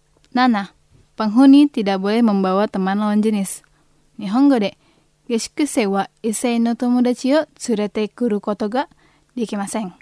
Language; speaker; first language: Japanese; non-native, fluent; Indonesian